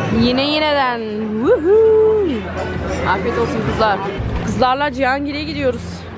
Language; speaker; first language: Turkish; non-native, fluent; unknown